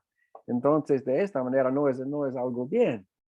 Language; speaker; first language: Spanish; non-native, fluent; English